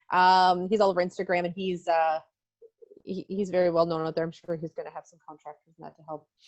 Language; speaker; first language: English; native; English